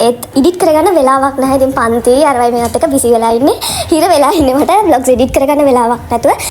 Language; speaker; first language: Sinhala; non-native, local second language; Tamil